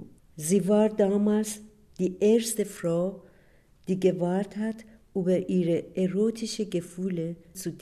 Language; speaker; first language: German; non-native, fluent; Persian